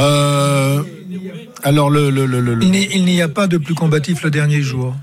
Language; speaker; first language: French; native; French